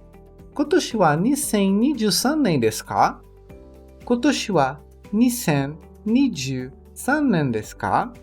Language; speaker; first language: Japanese; non-native, learner; Portuguese